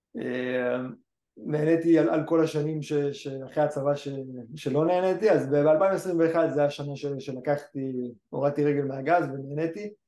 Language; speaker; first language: Hebrew; early bilingual, other home language; English